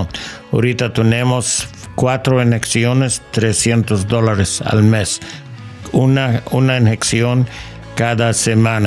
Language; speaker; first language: Spanish; non-native, learner; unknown